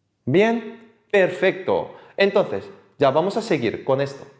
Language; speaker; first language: Spanish; non-native, fluent; Korean